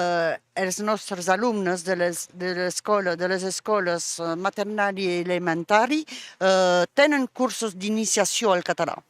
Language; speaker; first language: Catalan; non-native, local second language; French